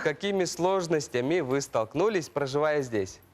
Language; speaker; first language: Russian; native; Russian